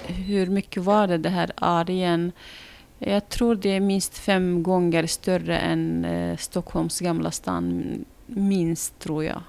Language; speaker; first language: Swedish; non-native, fluent; Arabic